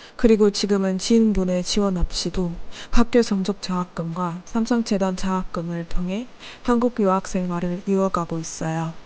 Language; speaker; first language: Korean; non-native, fluent; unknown